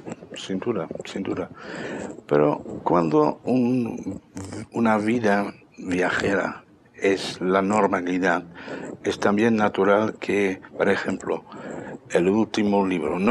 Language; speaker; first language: Spanish; non-native, fluent; Dutch